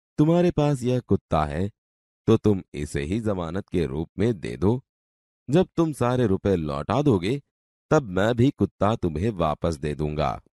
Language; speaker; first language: Hindi; non-native, local second language; Gujarati